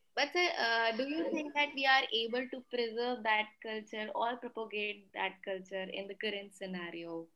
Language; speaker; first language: English; non-native, local second language; Hindi